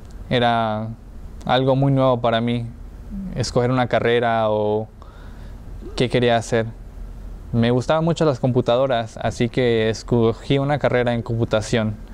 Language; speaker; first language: Spanish; early bilingual, heritage; Spanish